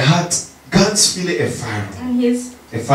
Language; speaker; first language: German; non-native, learner; English